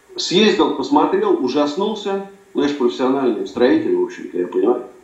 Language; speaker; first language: Russian; native; Russian